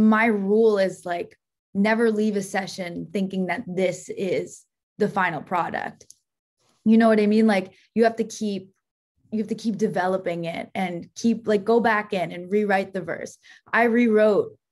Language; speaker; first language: English; native; English